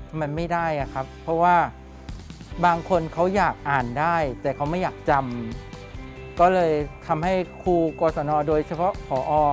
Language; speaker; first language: Thai; native; Thai